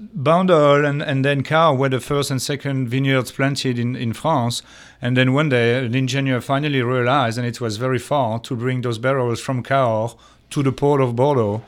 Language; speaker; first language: English; non-native, fluent; French